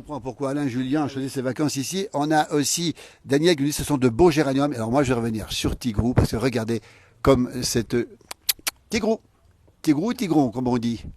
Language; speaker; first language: French; native; French